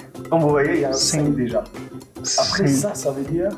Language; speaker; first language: French; non-native, fluent; German